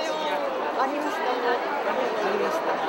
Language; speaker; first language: Japanese; non-native, fluent; Korean